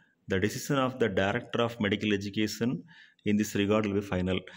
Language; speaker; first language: English; non-native, local second language; Tamil